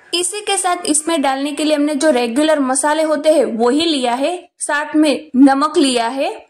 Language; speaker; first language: Hindi; non-native, local second language; Gujarati